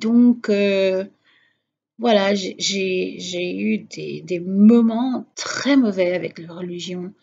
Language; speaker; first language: French; non-native, fluent; Portuguese